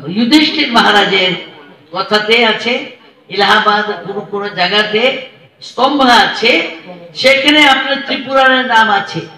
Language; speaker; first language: Bangla; non-native, local second language; Hindi